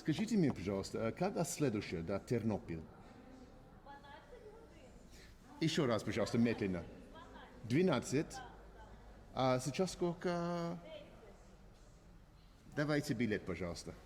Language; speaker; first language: Russian; non-native, learner; English